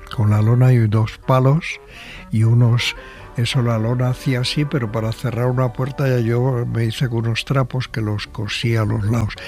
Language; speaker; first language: Spanish; native; Spanish